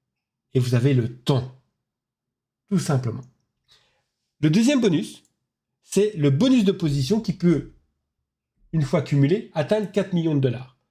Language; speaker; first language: French; native; French